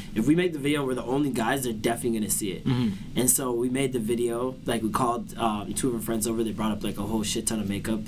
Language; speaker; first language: English; native; English